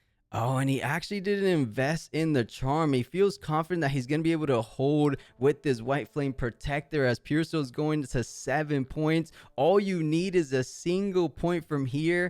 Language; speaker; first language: English; native; English